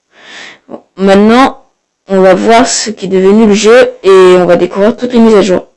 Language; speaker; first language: French; native; French